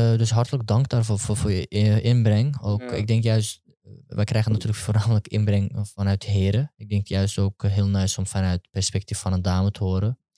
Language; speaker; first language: Dutch; early bilingual, other home language; Turkish